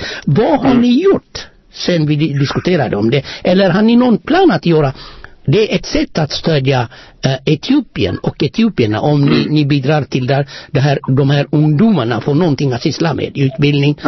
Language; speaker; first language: Swedish; non-native, fluent; Amharic